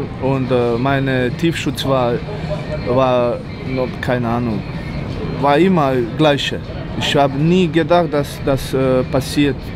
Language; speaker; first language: German; non-native, learner; Croatian